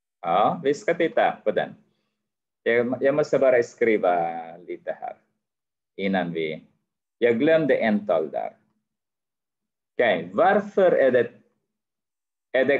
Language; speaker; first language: Swedish; non-native, fluent; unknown